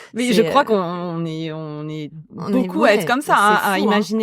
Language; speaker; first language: French; native; French